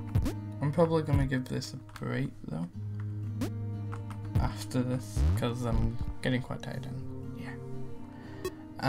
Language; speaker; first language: English; native; English